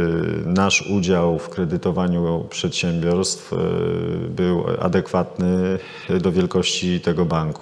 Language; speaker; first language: Polish; native; Polish